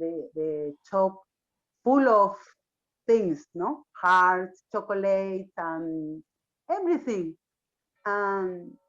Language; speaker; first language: English; non-native, learner; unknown